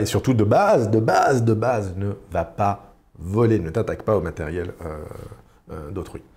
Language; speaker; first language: French; native; French